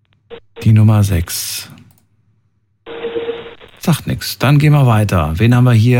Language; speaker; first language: German; native; German